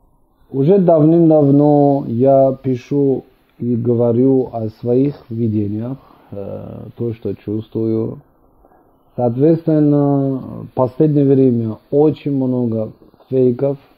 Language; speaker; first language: Russian; non-native, fluent; Persian